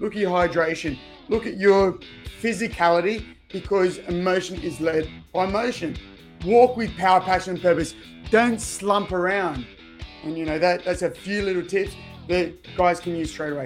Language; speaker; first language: English; native; English